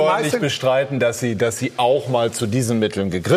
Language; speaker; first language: German; native; German